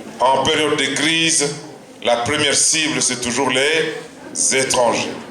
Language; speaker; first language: French; non-native, local second language; Luba-Lulua